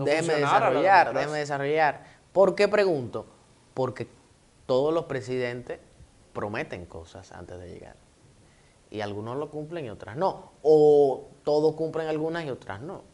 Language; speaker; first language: Spanish; native; Spanish